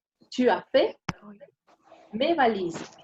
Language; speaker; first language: French; non-native, fluent; Spanish